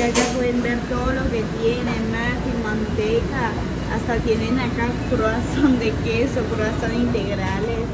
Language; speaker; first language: Spanish; non-native, fluent; French